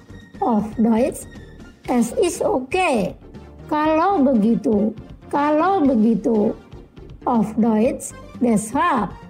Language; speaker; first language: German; non-native, fluent; Indonesian